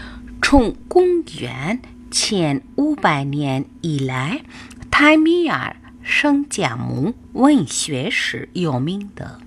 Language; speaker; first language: Chinese; non-native, fluent; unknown